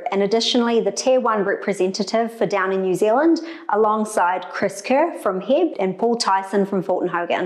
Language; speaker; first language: English; native; English